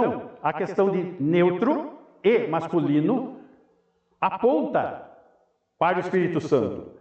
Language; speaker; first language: Portuguese; native; Portuguese